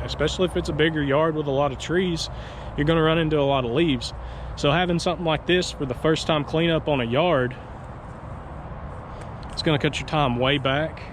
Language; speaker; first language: English; native; English